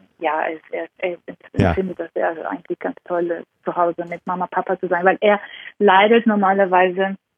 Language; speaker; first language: German; non-native, fluent; Georgian